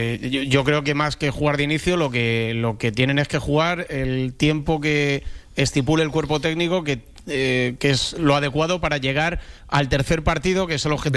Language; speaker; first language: Spanish; native; Spanish